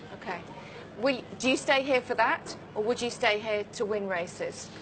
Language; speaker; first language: English; native; English